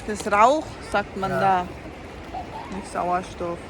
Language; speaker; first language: German; non-native, fluent; Filipino